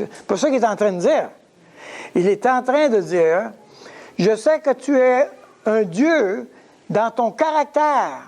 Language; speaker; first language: French; native; French